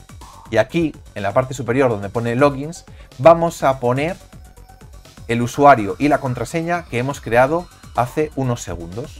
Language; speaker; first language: Spanish; native; Spanish